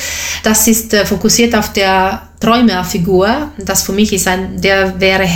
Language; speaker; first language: German; non-native, learner; Italian